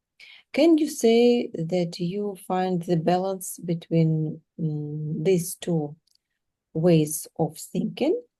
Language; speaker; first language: English; non-native, fluent; Russian